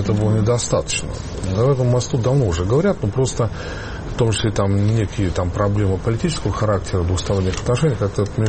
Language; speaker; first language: Russian; native; Russian